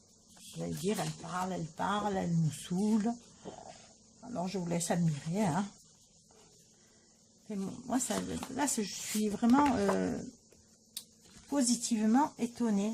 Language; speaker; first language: French; native; French